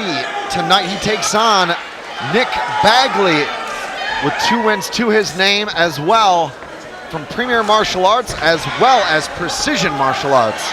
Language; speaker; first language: English; native; English